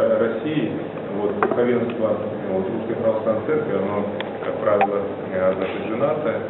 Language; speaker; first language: Russian; native; Russian